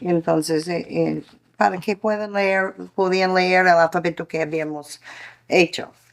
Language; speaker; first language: Spanish; non-native, fluent; English